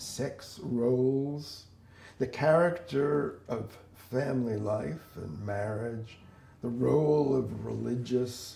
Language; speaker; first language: English; native; English